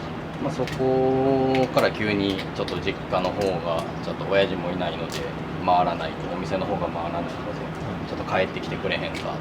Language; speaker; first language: Japanese; native; Japanese